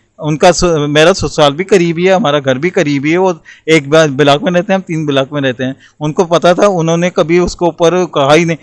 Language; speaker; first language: Urdu; non-native, local second language; Punjabi